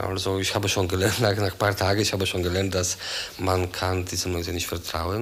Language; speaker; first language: German; non-native, learner; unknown